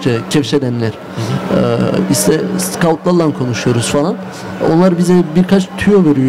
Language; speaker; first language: Turkish; early bilingual, heritage; Turkish